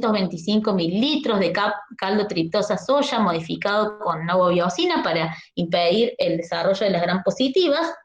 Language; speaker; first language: Spanish; native; Spanish